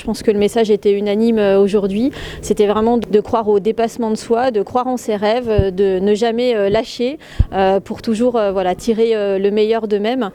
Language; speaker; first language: French; native; French